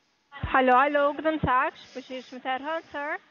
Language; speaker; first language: German; non-native, learner; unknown